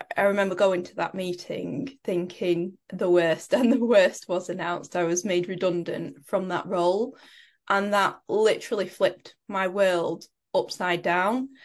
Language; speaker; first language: English; native; English